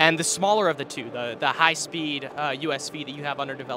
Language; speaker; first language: English; native; English